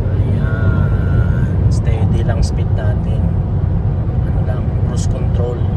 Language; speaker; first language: Filipino; non-native, local second language; Hiligaynon